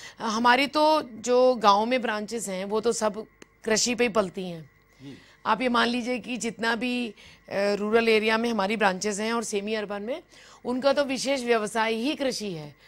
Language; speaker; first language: Hindi; native; Hindi